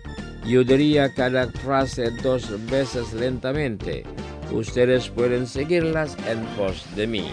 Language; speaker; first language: Spanish; non-native, fluent; Indonesian